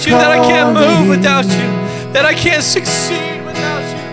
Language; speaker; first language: English; native; English